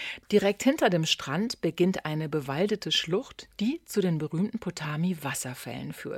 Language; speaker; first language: German; native; German